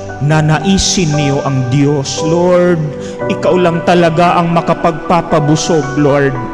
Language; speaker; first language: Filipino; non-native, local second language; Cebuano